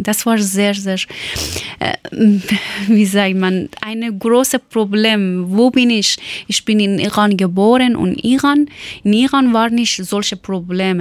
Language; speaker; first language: German; non-native, learner; Persian